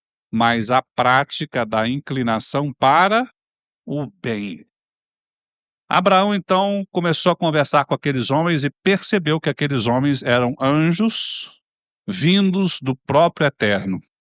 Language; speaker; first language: Portuguese; native; Portuguese